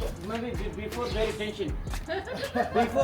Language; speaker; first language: English; non-native, learner; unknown